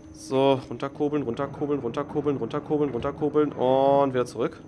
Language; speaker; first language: German; native; German